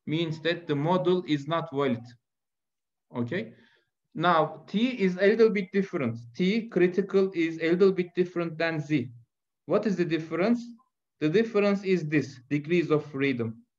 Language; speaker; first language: English; non-native, fluent; Turkish